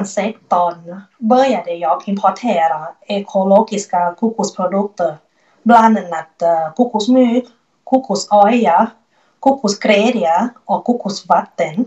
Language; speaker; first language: Swedish; non-native, learner; Thai